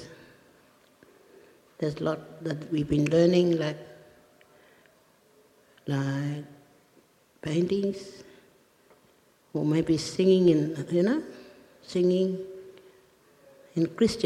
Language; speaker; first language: English; native; English